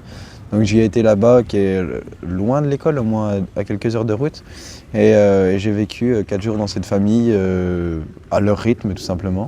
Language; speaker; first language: French; native; French